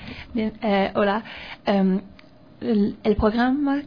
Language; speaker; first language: Spanish; non-native, learner; French